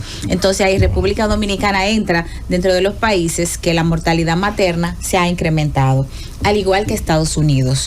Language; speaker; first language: Spanish; native; Spanish